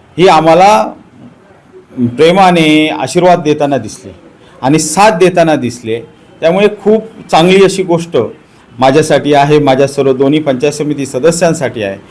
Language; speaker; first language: Marathi; native; Marathi